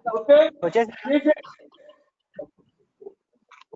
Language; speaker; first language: English; non-native, learner; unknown